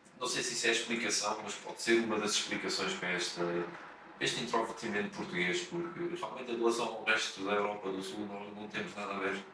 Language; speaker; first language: Portuguese; native; Portuguese